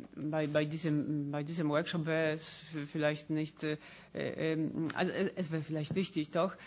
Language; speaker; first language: German; non-native, fluent; Polish